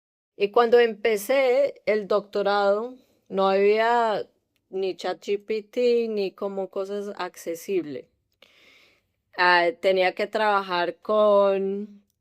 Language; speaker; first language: Spanish; early bilingual, heritage; English